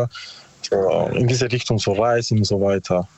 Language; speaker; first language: German; non-native, learner; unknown